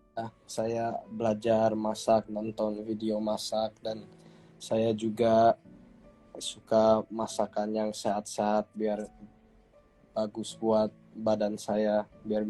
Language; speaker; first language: Indonesian; early bilingual, heritage; English